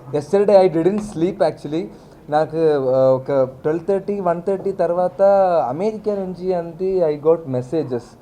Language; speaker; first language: Telugu; non-native, learner; Malayalam